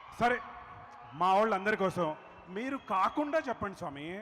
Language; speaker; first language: Telugu; native; Telugu